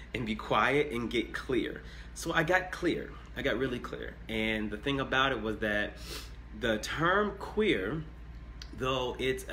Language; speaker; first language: English; native; English